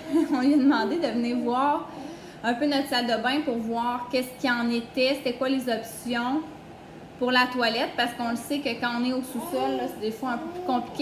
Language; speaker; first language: French; native; French